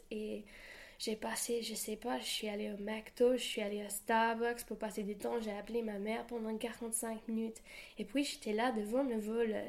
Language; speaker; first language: French; non-native, fluent; English